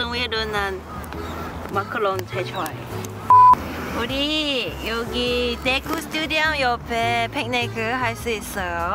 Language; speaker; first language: Korean; non-native, learner; Cantonese